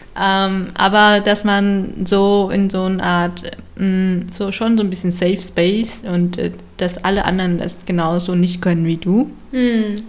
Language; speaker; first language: German; early bilingual, other home language; Vietnamese